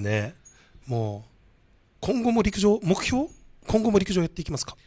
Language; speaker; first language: Japanese; native; Japanese